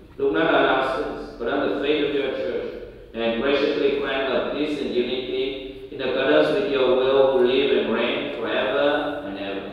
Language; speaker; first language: English; non-native, fluent; Vietnamese